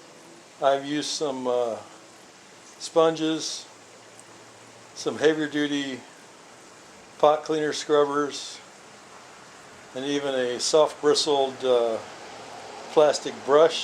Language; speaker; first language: English; native; English